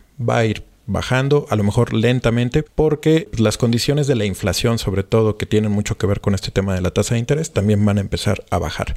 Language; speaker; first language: Spanish; native; Spanish